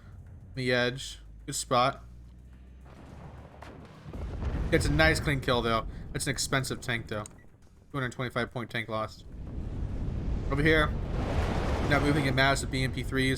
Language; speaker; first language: English; native; English